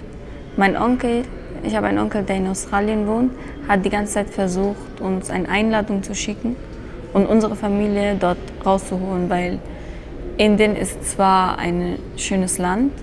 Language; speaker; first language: German; early bilingual, other home language; Persian